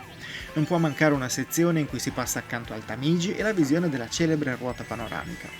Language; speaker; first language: Italian; native; Italian